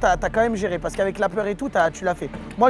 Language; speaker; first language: French; native; French